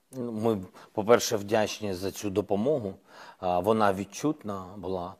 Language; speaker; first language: Ukrainian; non-native, local second language; Russian